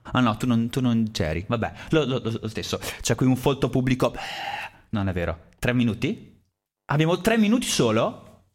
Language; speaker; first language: Italian; native; Italian